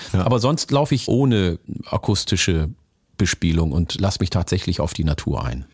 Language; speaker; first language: German; early bilingual, other home language; Oromo